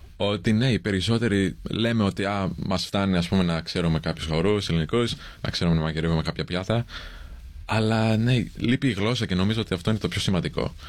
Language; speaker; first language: Greek; early bilingual, heritage; English